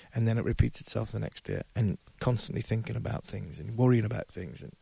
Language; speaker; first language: English; native; English